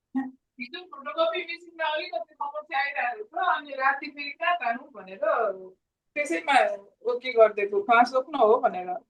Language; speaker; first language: Nepali; native; Nepali